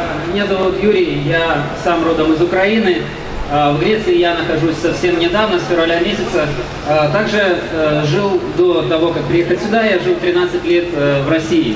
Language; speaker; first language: Russian; native; Russian